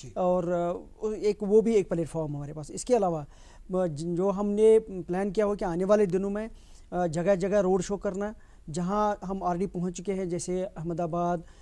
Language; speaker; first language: Hindi; non-native, local second language; Kashmiri